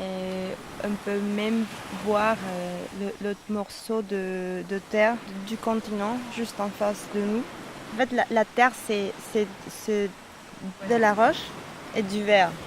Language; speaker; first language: French; non-native, learner; Spanish